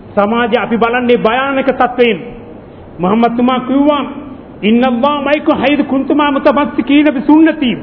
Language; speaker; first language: Sinhala; non-native, local second language; Tamil